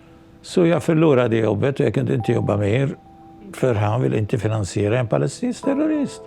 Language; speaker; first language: Swedish; non-native, local second language; Arabic